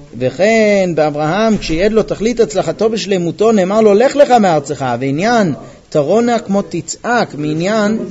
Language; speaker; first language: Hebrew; non-native, fluent; English